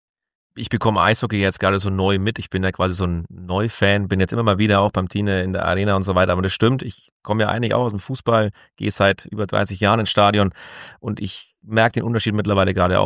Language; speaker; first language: German; native; German